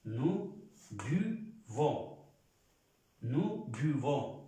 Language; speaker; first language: French; non-native, fluent; Spanish